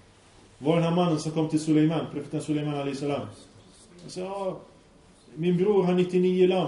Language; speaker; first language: Swedish; early bilingual, other home language; Arabic